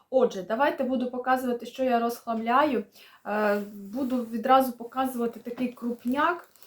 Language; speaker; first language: Ukrainian; non-native, local second language; Russian